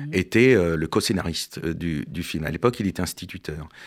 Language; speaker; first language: French; native; French